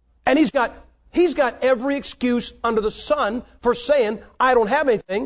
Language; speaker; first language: English; native; English